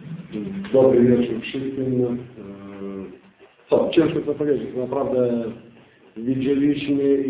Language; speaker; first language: Polish; non-native, learner; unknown